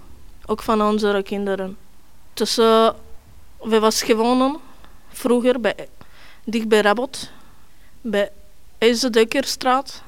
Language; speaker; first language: Dutch; non-native, learner; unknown